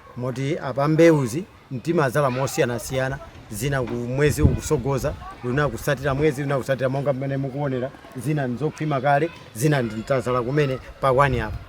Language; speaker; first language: Nyanja; non-native, local second language; Tumbuka